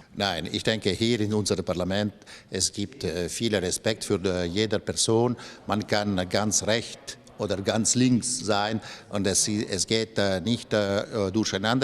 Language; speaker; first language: German; non-native, local second language; French